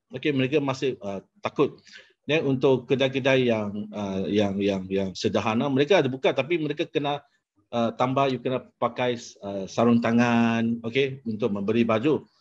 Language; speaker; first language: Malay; non-native, local second language; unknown